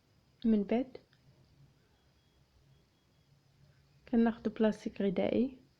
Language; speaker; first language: Arabic; native; Arabic